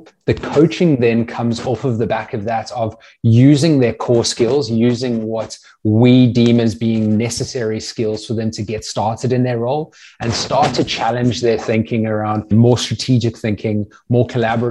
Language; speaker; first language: English; native; English